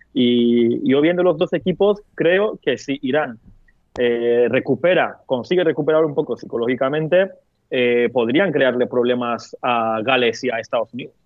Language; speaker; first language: Spanish; non-native, fluent; Turkish